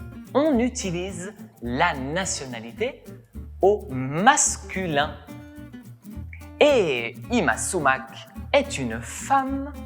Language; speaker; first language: French; non-native, fluent; Spanish